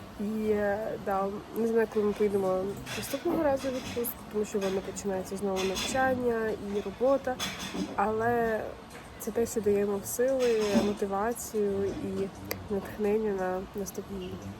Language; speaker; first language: Ukrainian; native; Ukrainian